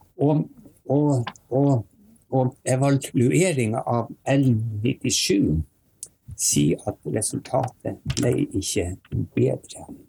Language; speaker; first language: Norwegian; native; Norwegian